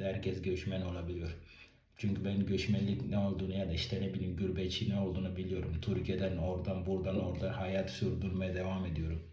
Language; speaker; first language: Turkish; non-native, fluent; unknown